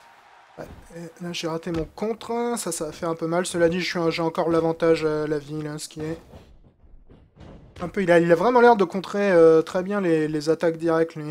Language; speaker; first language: French; native; French